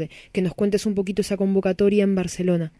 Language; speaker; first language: Spanish; native; Spanish